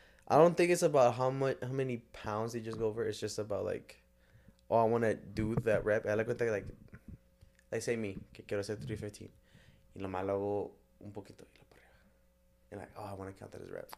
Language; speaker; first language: English; early bilingual, other home language; Spanish